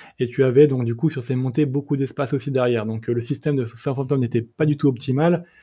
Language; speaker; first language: French; native; French